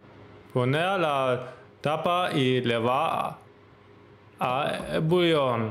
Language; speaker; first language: Spanish; non-native, learner; German